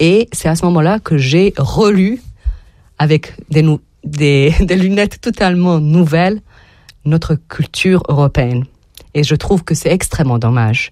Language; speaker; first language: French; non-native, fluent; Serbian